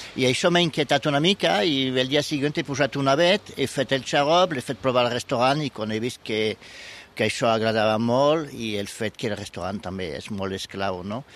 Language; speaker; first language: Catalan; non-native, fluent; French